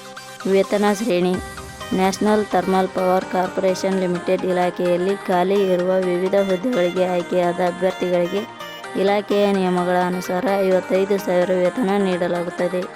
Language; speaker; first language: Kannada; native; Kannada